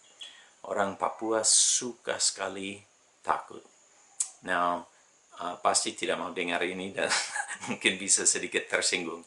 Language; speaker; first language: Indonesian; non-native, fluent; English